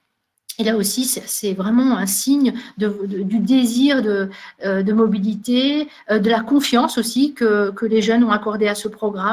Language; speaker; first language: French; native; French